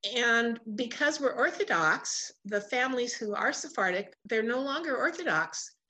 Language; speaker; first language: English; native; English